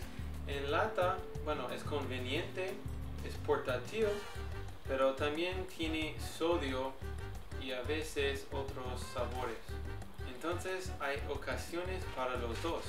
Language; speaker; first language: Spanish; early bilingual, heritage; English